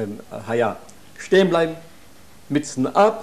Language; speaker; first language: Hebrew; non-native, fluent; German